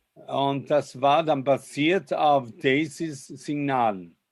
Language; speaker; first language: German; non-native, fluent; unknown